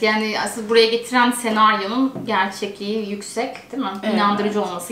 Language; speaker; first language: Turkish; native; Turkish